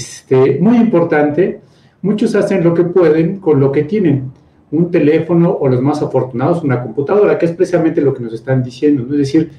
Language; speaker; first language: Spanish; native; Spanish